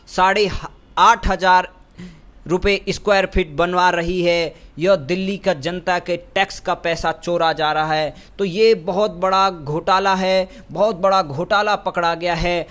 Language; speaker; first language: Hindi; native; Hindi